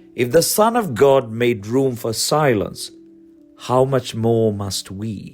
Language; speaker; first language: English; non-native, local second language; Malayalam